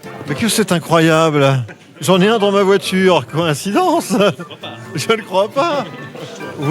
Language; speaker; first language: French; native; French